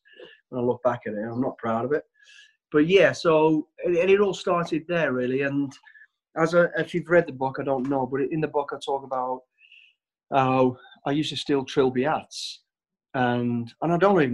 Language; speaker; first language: English; native; English